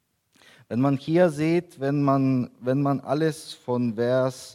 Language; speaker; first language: German; non-native, fluent; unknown